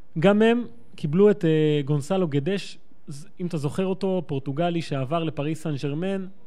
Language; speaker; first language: Hebrew; native; Hebrew